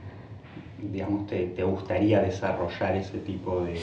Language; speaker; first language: Spanish; native; Spanish